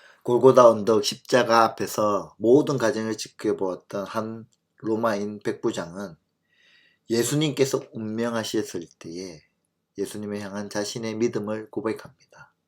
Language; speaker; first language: Korean; native; Korean